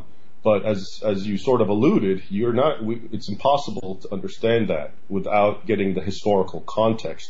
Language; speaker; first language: English; native; English